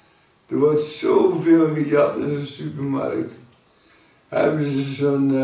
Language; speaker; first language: Dutch; native; Dutch